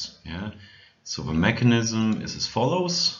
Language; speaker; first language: English; non-native, fluent; German